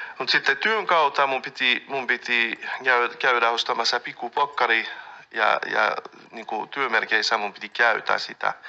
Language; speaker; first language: Finnish; non-native, fluent; French